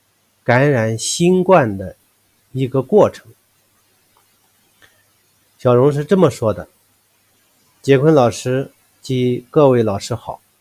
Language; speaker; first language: Chinese; native; Chinese